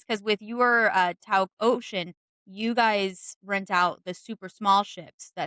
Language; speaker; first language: English; native; English